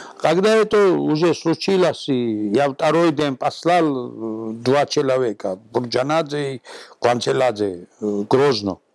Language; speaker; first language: Russian; non-native, local second language; Georgian